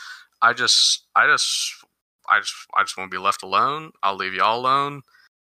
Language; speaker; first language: English; native; English